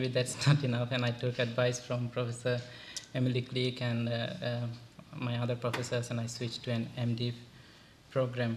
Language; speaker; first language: English; non-native, local second language; Bangla